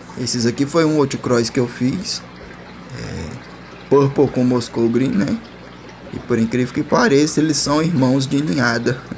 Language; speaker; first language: Portuguese; native; Portuguese